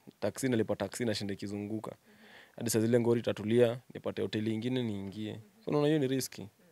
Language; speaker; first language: Swahili; native; Swahili